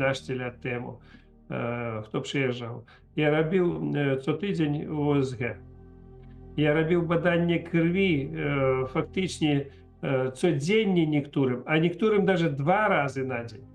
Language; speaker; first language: Polish; non-native, learner; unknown